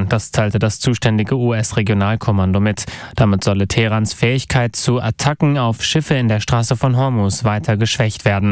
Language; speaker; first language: German; native; German